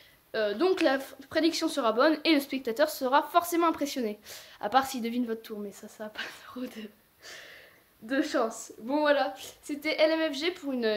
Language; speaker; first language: French; native; French